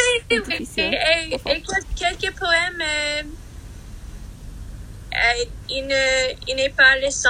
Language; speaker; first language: French; non-native, learner; English